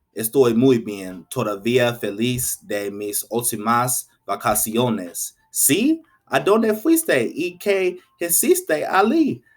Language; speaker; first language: Spanish; non-native, learner; English